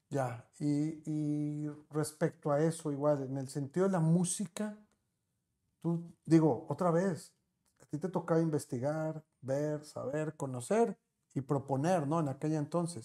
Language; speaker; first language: Spanish; native; Spanish